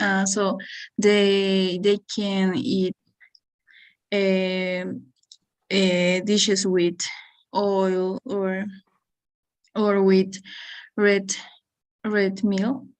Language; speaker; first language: English; non-native, learner; Spanish